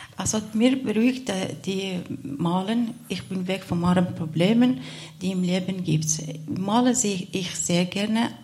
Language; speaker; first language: German; non-native, learner; Arabic